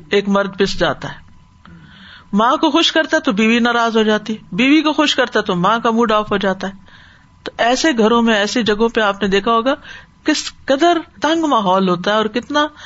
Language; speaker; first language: Urdu; native; Urdu